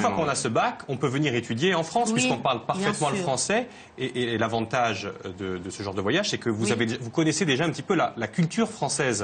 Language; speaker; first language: French; native; French